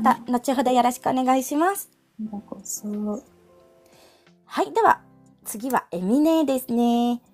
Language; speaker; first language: Japanese; non-native, fluent; Filipino